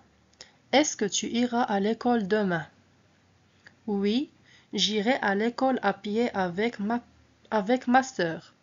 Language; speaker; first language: French; non-native, local second language; Arabic